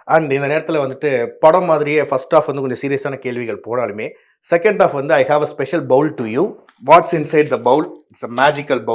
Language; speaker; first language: Tamil; native; Tamil